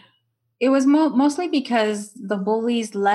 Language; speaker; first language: English; early bilingual, other home language; Spanish